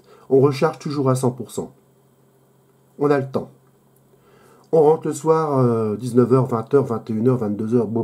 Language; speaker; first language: French; native; French